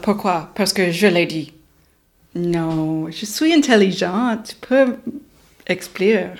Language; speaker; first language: French; non-native, learner; English